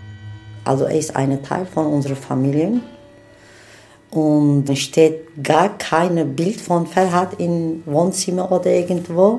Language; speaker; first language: German; non-native, fluent; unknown